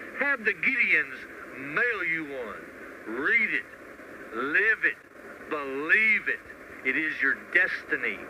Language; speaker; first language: English; native; English